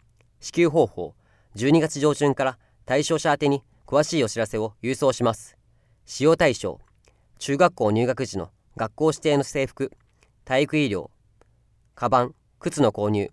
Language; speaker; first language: Japanese; native; Japanese